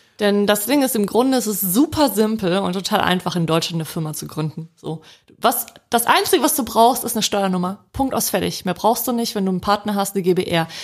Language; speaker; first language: German; early bilingual, other home language; Polish